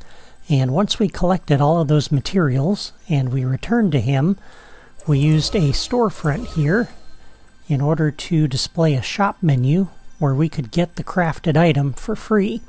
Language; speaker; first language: English; native; English